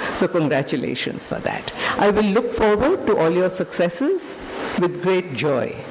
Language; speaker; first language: English; non-native, local second language; Hindi